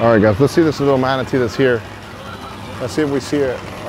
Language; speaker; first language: English; early bilingual, other home language; Spanish